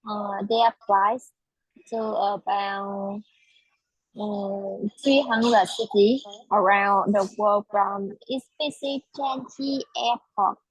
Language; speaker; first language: English; non-native, learner; Vietnamese